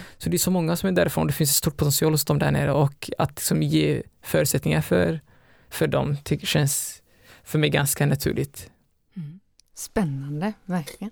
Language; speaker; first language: Swedish; early bilingual, other home language; Somali